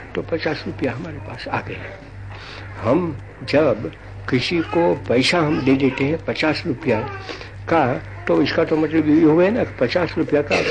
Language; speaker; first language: Hindi; non-native, local second language; Gujarati